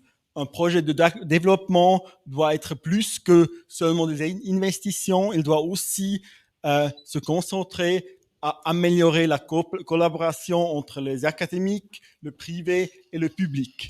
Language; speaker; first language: French; non-native, fluent; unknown